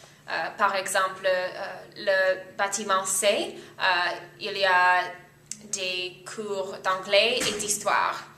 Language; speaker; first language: French; non-native, fluent; English